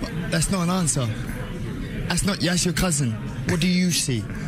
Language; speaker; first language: English; early bilingual, other home language; Spanish